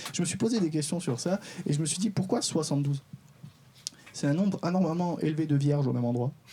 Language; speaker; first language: French; non-native, local second language; Arabic